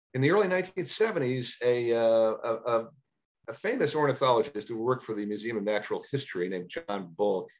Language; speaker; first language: English; native; English